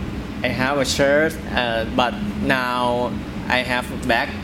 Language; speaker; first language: English; non-native, learner; Thai